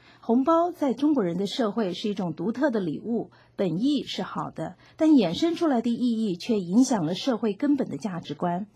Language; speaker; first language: Chinese; native; Chinese